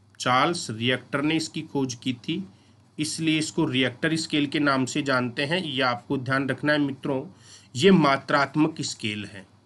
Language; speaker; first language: Hindi; native; Hindi